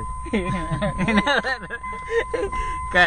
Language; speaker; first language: Arabic; non-native, learner; Filipino